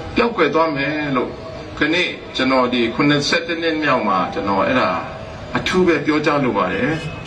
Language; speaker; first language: Burmese; non-native, local second language; Kachin